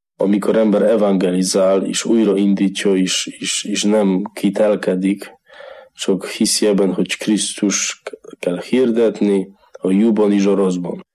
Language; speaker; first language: Hungarian; non-native, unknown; Polish